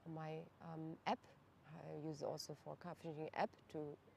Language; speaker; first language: English; non-native, fluent; German